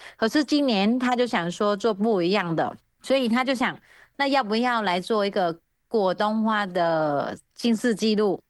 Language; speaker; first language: Chinese; non-native, fluent; Vietnamese